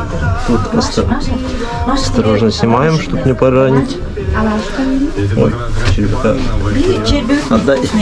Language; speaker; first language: Russian; native; Russian